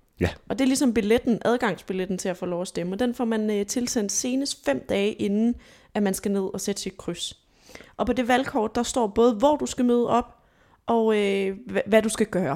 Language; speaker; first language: Danish; native; Danish